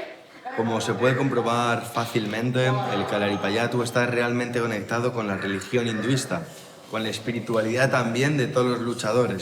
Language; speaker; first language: Spanish; native; Spanish